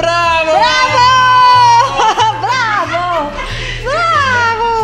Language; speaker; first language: Italian; non-native, learner; Portuguese